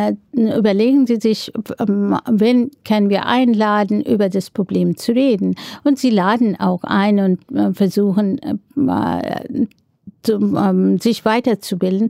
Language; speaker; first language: German; non-native, fluent; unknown